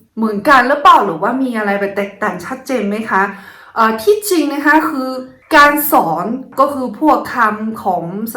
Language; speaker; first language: Thai; non-native, fluent; Chinese